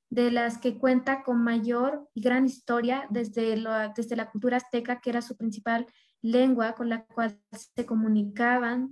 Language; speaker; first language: Spanish; non-native, local second language; Nahuatl languages